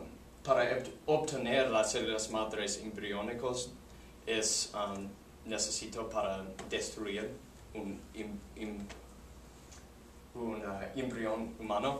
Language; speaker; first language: Spanish; non-native, learner; English